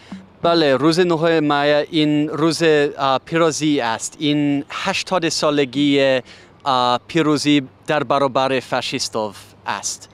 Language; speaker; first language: Persian; non-native, fluent; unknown